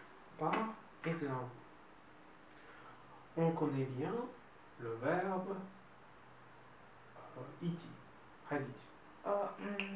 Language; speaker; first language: French; non-native, fluent; Russian